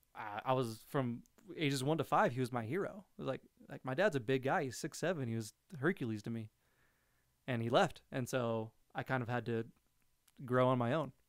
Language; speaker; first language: English; native; English